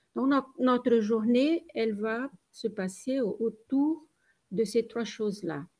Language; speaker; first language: French; non-native, fluent; Portuguese